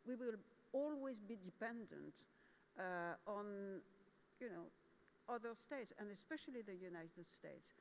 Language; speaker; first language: English; non-native, fluent; French